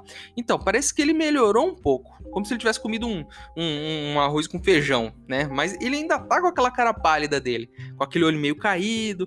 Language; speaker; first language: Portuguese; native; Portuguese